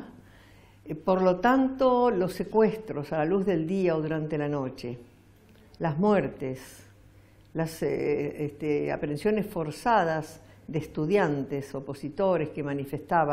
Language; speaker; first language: Spanish; native; Spanish